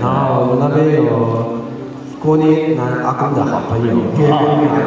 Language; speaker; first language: Chinese; non-native, local second language; Amis